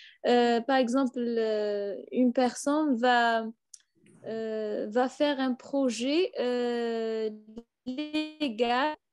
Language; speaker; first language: French; non-native, learner; Arabic